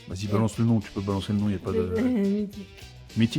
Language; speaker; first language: French; native; French